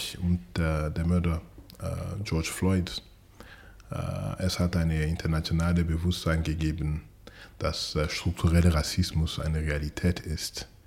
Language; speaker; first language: German; non-native, fluent; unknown